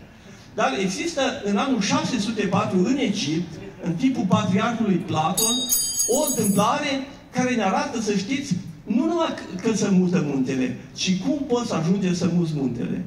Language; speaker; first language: Romanian; native; Romanian